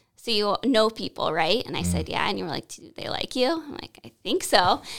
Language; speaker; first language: English; native; English